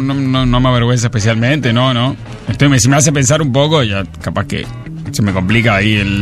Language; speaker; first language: Spanish; native; Spanish